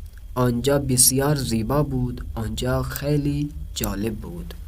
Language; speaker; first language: Persian; non-native, fluent; Urdu